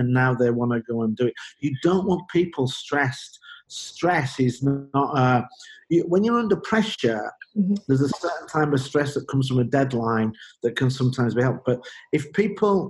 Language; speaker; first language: English; native; English